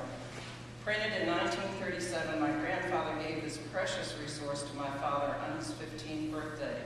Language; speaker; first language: English; native; English